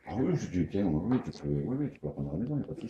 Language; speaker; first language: French; native; French